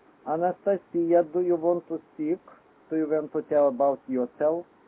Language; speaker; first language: English; non-native, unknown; Russian